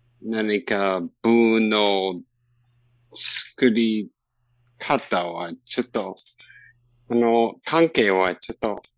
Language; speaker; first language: Japanese; non-native, learner; English